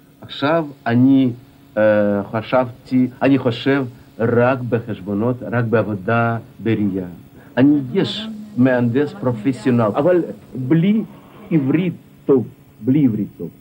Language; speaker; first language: Hebrew; non-native, learner; Russian